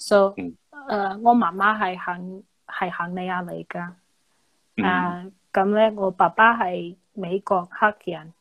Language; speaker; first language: Chinese; non-native, fluent; English